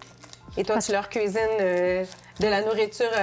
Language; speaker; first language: French; native; French